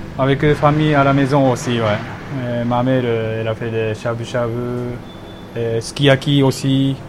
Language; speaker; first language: French; non-native, learner; Japanese